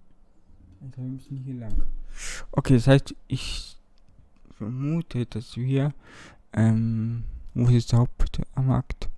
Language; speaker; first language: German; native; German